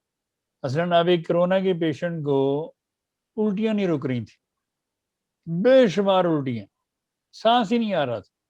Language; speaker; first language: Urdu; native; Urdu